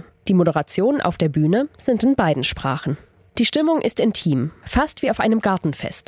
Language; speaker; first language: German; native; German